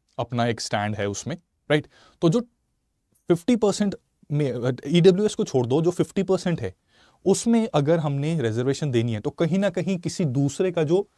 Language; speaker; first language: Hindi; native; Hindi